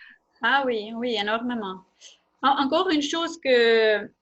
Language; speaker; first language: French; non-native, fluent; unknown